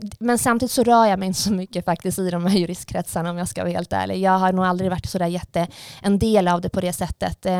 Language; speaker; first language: Swedish; early bilingual, other home language; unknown